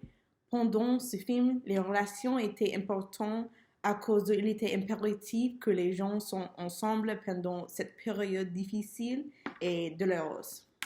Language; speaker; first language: French; non-native, learner; English